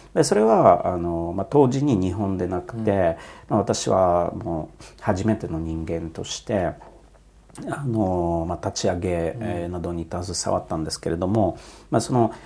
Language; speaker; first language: Japanese; non-native, fluent; Polish